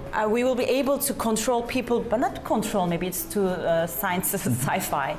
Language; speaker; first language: English; non-native, fluent; Turkish